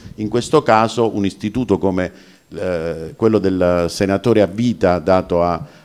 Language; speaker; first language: Italian; native; Italian